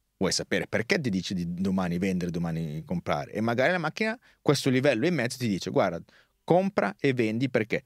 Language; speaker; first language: Italian; native; Italian